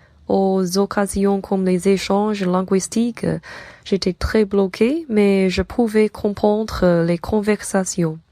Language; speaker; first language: French; non-native, learner; Chinese